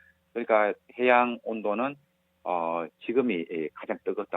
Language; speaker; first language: Korean; native; Korean